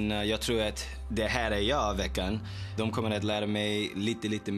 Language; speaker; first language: Swedish; non-native, learner; English